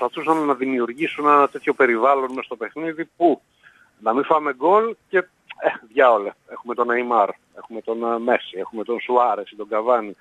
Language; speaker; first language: Greek; native; Greek